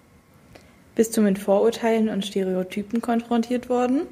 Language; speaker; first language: German; native; German